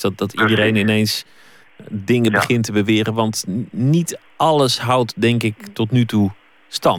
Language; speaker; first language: Dutch; native; Dutch